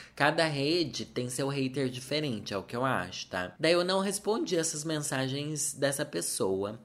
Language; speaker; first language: Portuguese; native; Portuguese